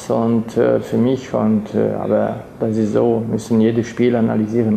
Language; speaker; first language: German; non-native, fluent; French